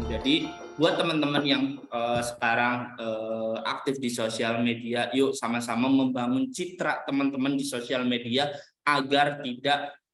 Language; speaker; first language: Indonesian; native; Indonesian